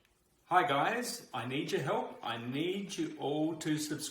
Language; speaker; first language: English; native; English